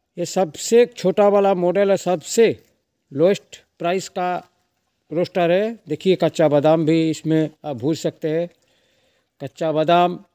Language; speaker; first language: Hindi; non-native, local second language; Bangla